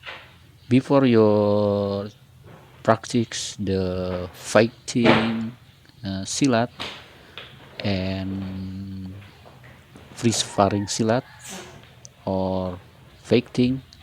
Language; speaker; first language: English; non-native, learner; Indonesian